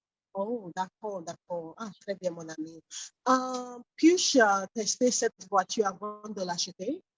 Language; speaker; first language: French; non-native, learner; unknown